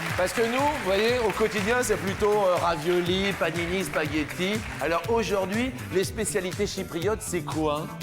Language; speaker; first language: French; native; French